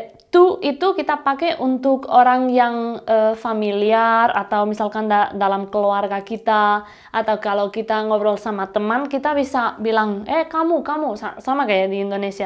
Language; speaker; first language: Indonesian; non-native, fluent; Spanish